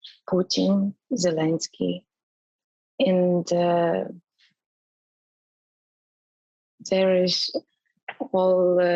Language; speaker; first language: English; non-native, learner; Ukrainian